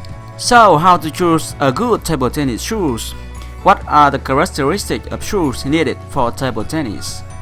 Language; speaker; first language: English; non-native, fluent; Vietnamese